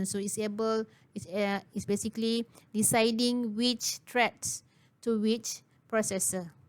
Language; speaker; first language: English; non-native, local second language; Malay